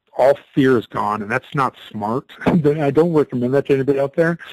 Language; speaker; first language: English; native; English